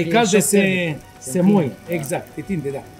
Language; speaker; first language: Romanian; non-native, learner; Arabic